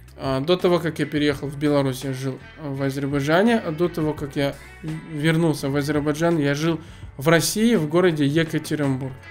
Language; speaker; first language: Russian; early bilingual, other home language; Azerbaijani